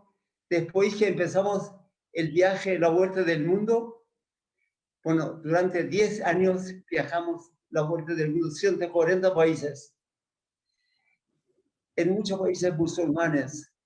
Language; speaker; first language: Spanish; non-native, fluent; Persian